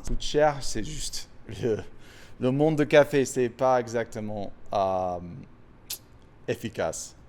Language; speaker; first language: French; non-native, fluent; English